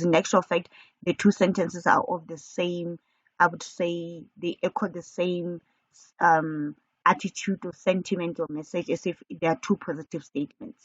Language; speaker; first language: English; non-native, local second language; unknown